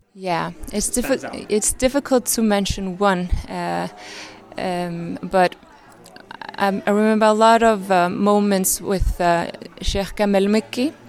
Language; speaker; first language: English; non-native, fluent; Arabic